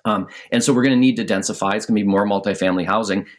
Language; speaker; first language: English; native; English